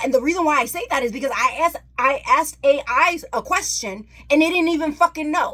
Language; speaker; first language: English; native; English